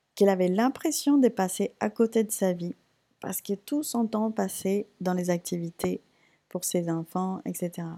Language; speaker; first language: French; non-native, fluent; Spanish